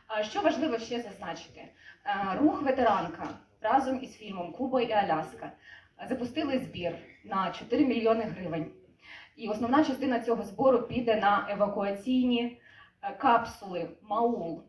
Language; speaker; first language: Ukrainian; native; Ukrainian